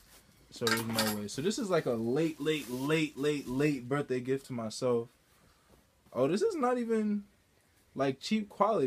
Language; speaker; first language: English; native; English